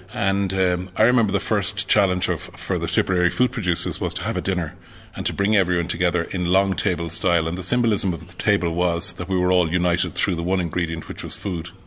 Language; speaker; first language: English; native; English